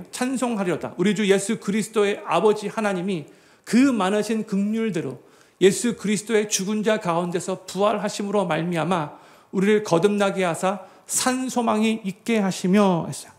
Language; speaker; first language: Korean; native; Korean